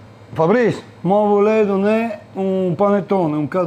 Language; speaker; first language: French; non-native, learner; Italian